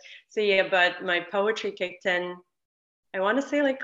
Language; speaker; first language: English; non-native, fluent; Ukrainian